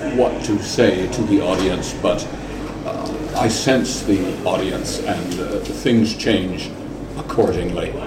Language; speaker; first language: English; native; English